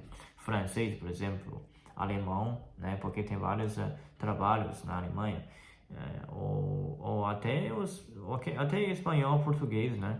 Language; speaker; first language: Portuguese; non-native, fluent; Chinese